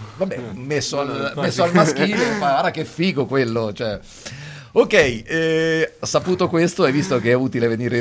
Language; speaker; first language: Italian; native; Italian